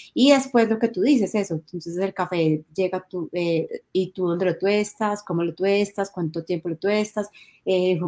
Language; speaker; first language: Spanish; native; Spanish